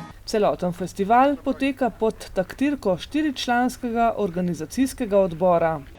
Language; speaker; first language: Slovenian; native; Slovenian